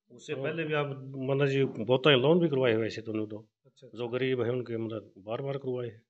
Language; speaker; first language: Hindi; native; Hindi